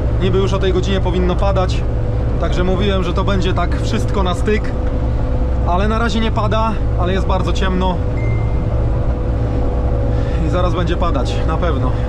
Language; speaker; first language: Polish; native; Polish